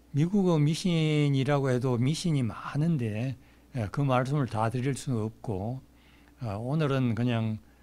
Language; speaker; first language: Korean; native; Korean